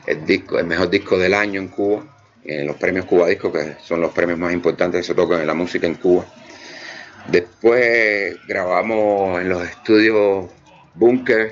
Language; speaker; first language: Spanish; native; Spanish